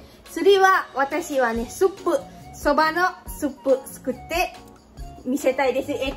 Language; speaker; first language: Japanese; non-native, learner; Lao